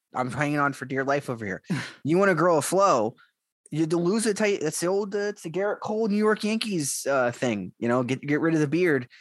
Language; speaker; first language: English; native; English